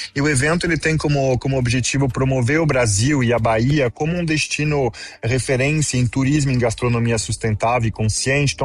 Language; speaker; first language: Portuguese; non-native, fluent; French